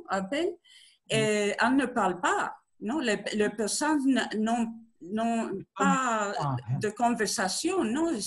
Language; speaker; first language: French; non-native, learner; Spanish